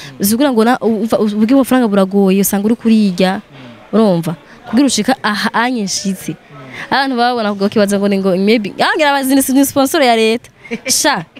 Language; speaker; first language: Rundi; non-native, local second language; Swahili